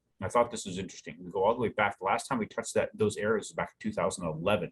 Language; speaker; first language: English; native; English